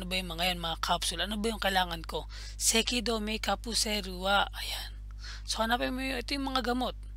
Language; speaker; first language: Filipino; native; Filipino